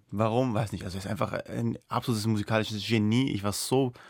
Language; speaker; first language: German; non-native, local second language; Persian